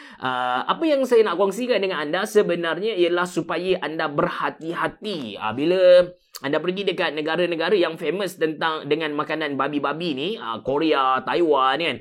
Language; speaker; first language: Malay; native; Malay